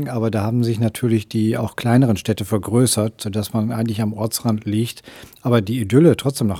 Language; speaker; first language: German; native; German